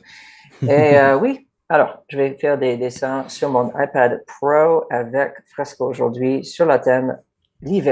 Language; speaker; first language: French; non-native, fluent; English